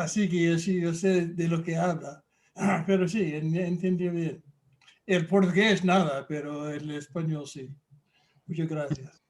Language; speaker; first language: Spanish; non-native, fluent; English